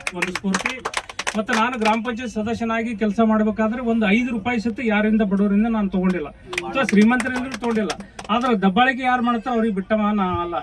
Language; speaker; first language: Kannada; native; Kannada